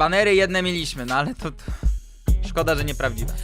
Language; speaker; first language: Polish; native; Polish